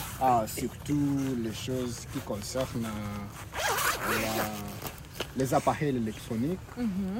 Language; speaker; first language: French; non-native, learner; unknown